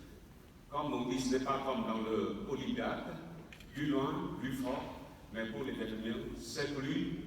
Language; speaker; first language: French; non-native, fluent; Vietnamese